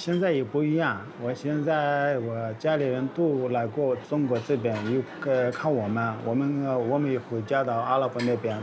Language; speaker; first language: Chinese; non-native, learner; Arabic